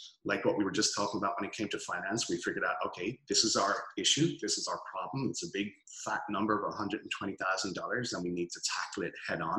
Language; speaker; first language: English; native; English